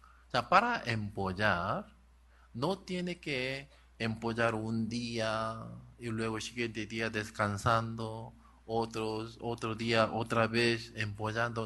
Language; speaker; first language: Spanish; non-native, learner; Korean